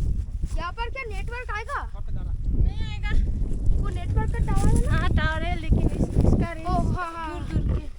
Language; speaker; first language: Hindi; non-native, local second language; Bangla